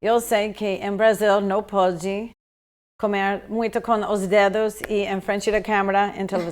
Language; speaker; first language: Portuguese; non-native, fluent; English